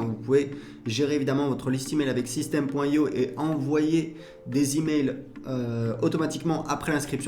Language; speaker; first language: French; native; French